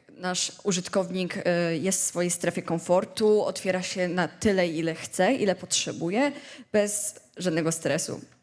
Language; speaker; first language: Polish; native; Polish